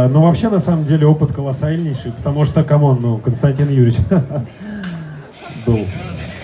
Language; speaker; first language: Russian; native; Russian